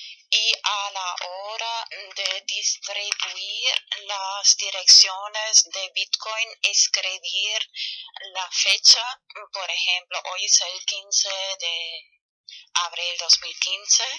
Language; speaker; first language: Spanish; non-native, fluent; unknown